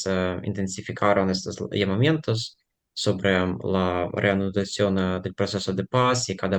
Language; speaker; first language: Spanish; non-native, fluent; Ukrainian